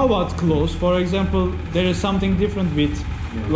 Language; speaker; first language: English; non-native, learner; Turkish